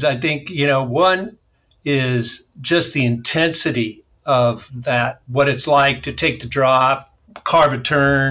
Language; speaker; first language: English; native; English